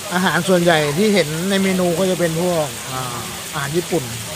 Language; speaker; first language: Thai; native; Thai